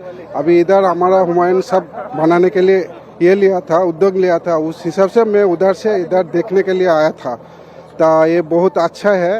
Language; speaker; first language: Hindi; non-native, local second language; Bangla